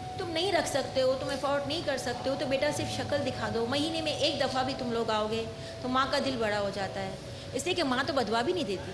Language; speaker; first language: Urdu; native; Urdu